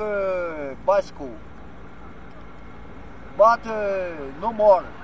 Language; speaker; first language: English; non-native, learner; Portuguese